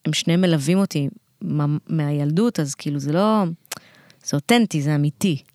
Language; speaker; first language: Hebrew; early bilingual, other home language; Russian